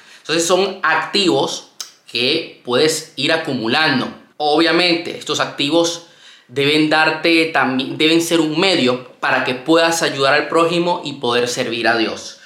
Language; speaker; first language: Spanish; native; Spanish